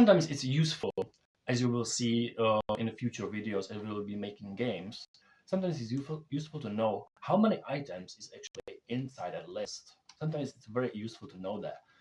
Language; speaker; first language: English; non-native, fluent; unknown